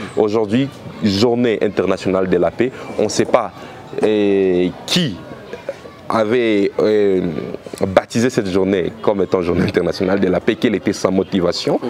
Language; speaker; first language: French; non-native, local second language; Swahili